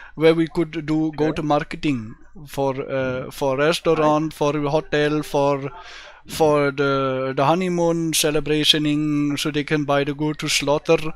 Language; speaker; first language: English; non-native, fluent; German